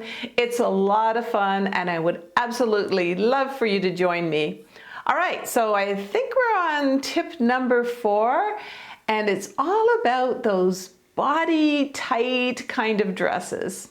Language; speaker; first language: English; native; English